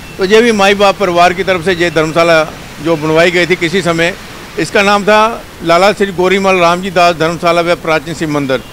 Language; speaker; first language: Hindi; native; Hindi